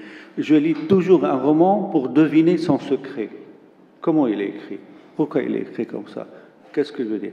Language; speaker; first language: French; non-native, local second language; Arabic